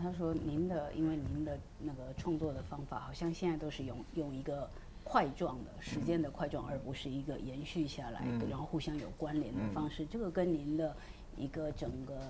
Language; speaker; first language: Chinese; native; Chinese